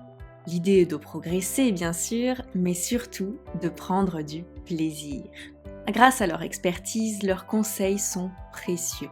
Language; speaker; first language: French; native; French